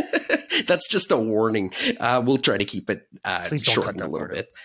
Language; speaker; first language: English; native; English